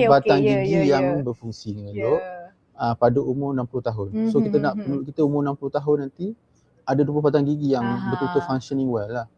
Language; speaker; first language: Malay; native; Malay